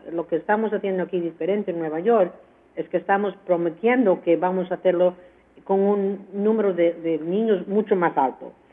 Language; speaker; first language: Spanish; early bilingual, heritage; Spanish